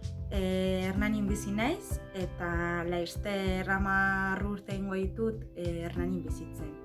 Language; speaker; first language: Basque; non-native, fluent; Arabic